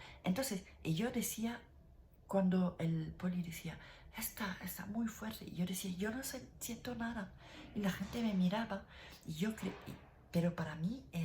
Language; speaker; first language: Spanish; non-native, learner; French